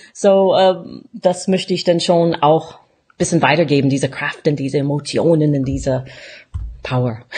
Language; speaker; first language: German; non-native, fluent; English